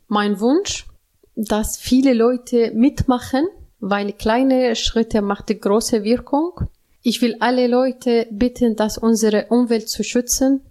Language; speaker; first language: German; non-native, learner; Arabic